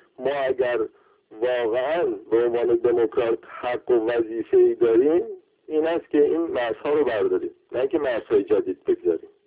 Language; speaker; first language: Persian; non-native, local second language; Azerbaijani